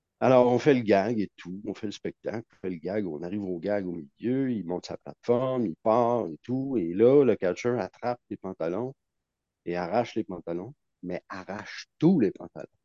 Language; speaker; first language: French; native; French